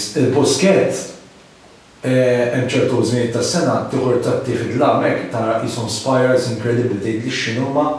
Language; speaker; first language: Maltese; native; Maltese